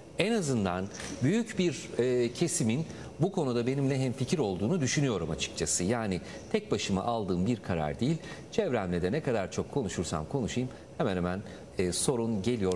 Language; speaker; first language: Turkish; native; Turkish